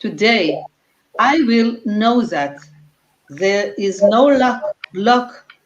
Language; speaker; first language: English; non-native, fluent; Hebrew